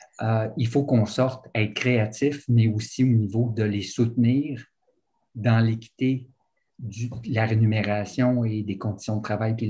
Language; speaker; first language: French; native; French